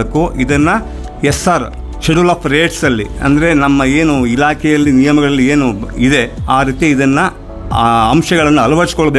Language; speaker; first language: Kannada; native; Kannada